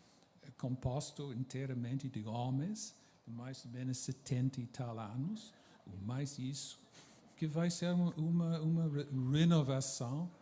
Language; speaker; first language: Portuguese; non-native, fluent; English